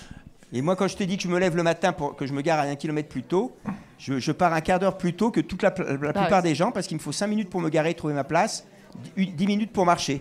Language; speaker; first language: French; native; French